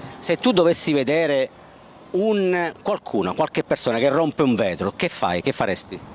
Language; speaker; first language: Italian; native; Italian